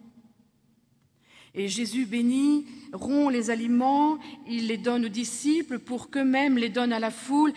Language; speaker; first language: French; native; French